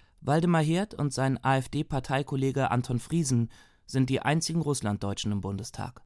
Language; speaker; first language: German; native; German